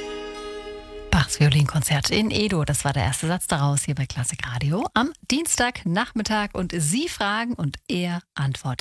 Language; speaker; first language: German; native; German